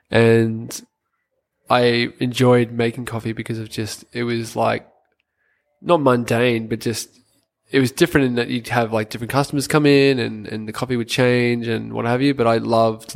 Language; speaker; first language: English; native; English